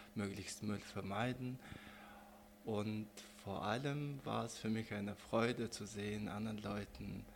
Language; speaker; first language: German; non-native, fluent; Mongolian